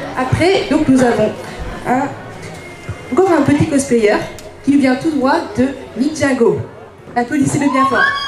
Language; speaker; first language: French; native; French